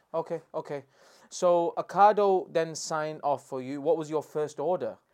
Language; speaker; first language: English; non-native, local second language; Urdu